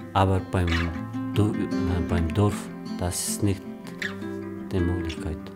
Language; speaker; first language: German; non-native, learner; Arabic